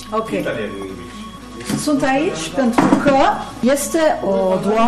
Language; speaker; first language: Romanian; non-native, learner; French